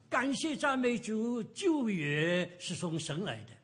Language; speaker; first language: Chinese; native; Chinese